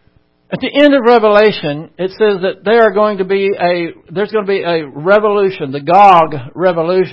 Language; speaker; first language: English; native; English